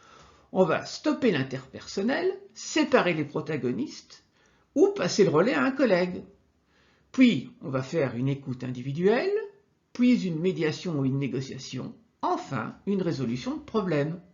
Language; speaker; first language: French; native; French